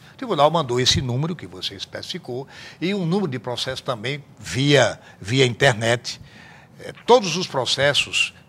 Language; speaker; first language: Portuguese; native; Portuguese